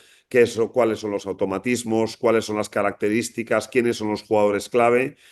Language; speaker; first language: Spanish; native; Spanish